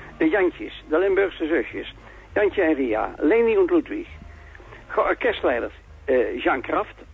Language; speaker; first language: Dutch; native; Dutch